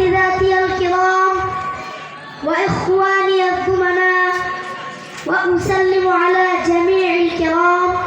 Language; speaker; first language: Arabic; non-native, learner; Bangla